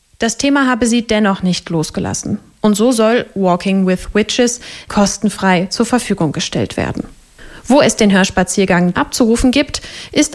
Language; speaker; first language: German; native; German